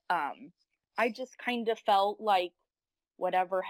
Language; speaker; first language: English; native; English